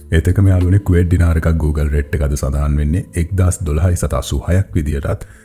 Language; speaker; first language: Sinhala; non-native, local second language; Tamil